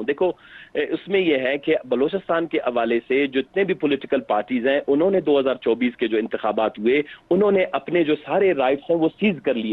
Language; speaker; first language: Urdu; non-native, local second language; Baluchi